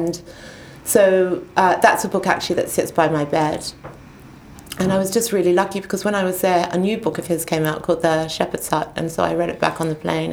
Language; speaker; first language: English; native; English